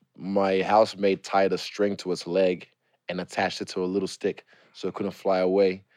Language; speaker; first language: English; native; English